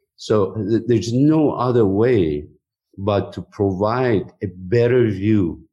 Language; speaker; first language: English; non-native, fluent; Persian